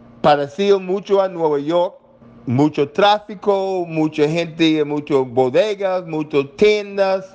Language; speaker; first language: Spanish; non-native, learner; English